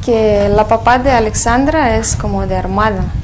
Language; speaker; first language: Spanish; non-native, fluent; Russian